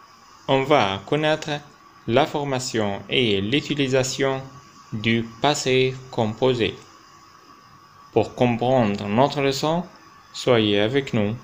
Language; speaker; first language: French; non-native, fluent; Arabic